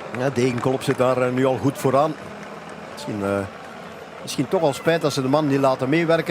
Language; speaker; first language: Dutch; native; Dutch